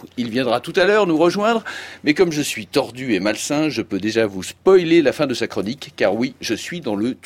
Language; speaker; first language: French; native; French